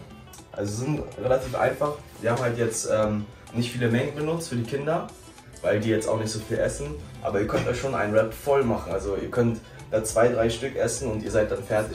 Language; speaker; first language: German; native; German